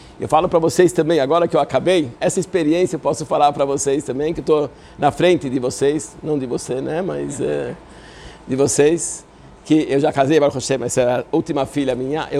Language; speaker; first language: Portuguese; non-native, fluent; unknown